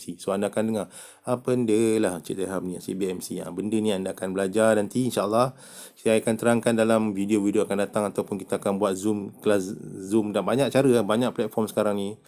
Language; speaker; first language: Malay; native; Malay